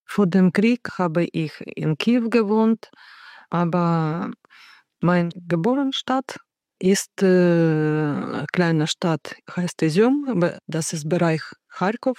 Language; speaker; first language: German; non-native, learner; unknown